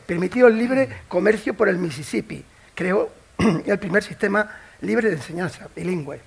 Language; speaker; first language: Spanish; native; Spanish